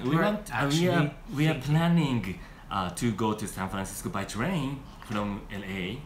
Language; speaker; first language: English; non-native, learner; Japanese